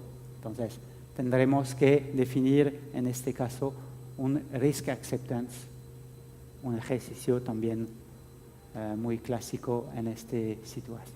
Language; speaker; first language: Spanish; non-native, fluent; French